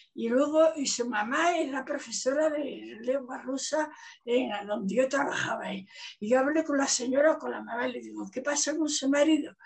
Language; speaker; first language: Spanish; native; Spanish